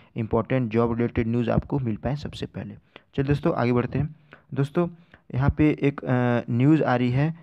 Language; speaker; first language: Hindi; native; Hindi